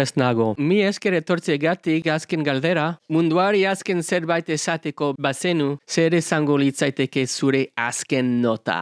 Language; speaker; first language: Basque; non-native, learner; English